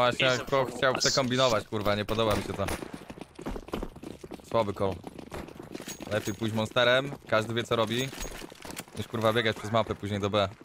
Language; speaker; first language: Polish; native; Polish